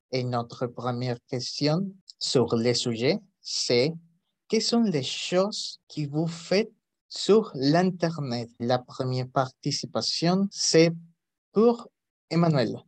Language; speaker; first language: French; non-native, learner; Spanish